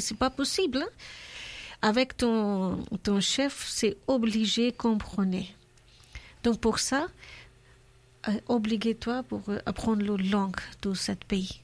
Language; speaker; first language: French; non-native, learner; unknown